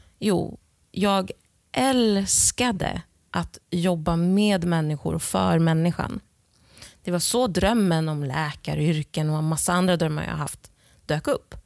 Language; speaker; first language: Swedish; early bilingual, other home language; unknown